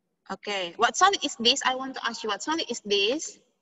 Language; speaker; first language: English; non-native, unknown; Indonesian